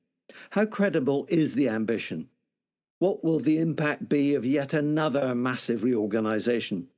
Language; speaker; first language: English; native; English